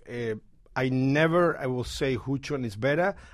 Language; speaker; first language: English; non-native, fluent; Spanish